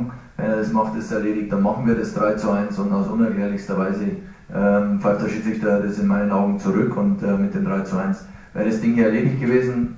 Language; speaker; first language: German; native; German